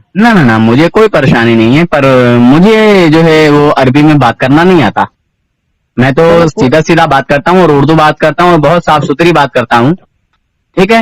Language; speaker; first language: Urdu; native; Urdu